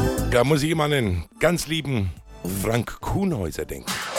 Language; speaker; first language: German; native; German